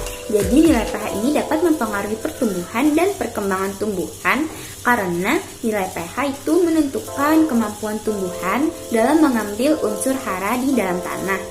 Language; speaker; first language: Indonesian; non-native, local second language; Banjar